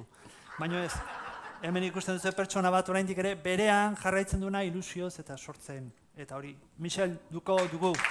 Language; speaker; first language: Basque; native; Basque